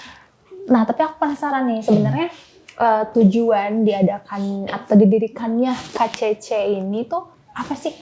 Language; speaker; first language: Indonesian; native; Indonesian